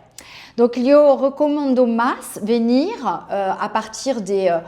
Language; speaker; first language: Spanish; non-native, fluent; French